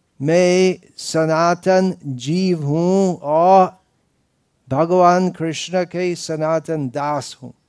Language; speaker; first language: Hindi; non-native, fluent; English